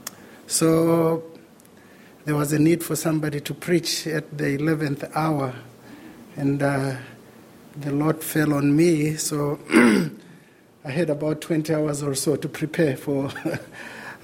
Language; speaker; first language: English; non-native, local second language; Shona